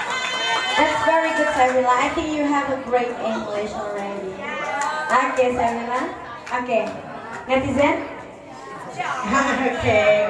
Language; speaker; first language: English; non-native, fluent; Indonesian